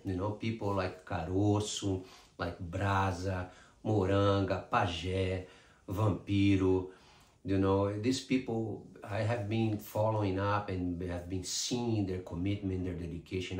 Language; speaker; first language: English; non-native, fluent; Portuguese